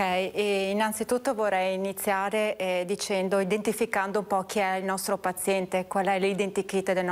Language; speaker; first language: Italian; native; Italian